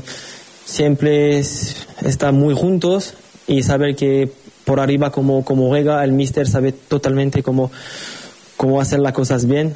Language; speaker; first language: Spanish; non-native, learner; French